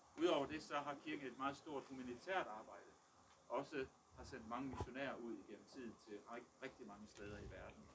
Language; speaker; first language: Danish; early bilingual, other home language; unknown